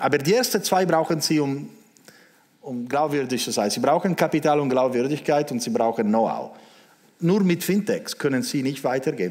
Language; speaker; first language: German; non-native, local second language; Italian